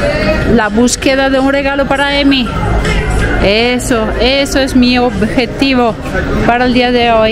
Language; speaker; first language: Spanish; non-native, fluent; Italian